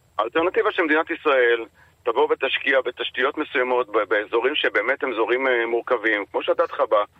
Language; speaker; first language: Hebrew; native; Hebrew